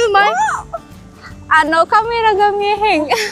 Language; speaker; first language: Japanese; non-native, learner; Indonesian